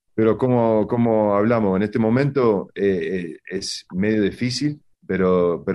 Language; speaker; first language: Spanish; early bilingual, heritage; Spanish